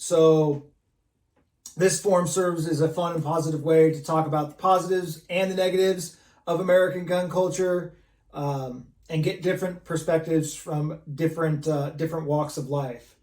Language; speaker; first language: English; native; English